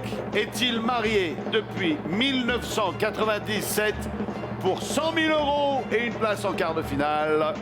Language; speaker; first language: French; native; French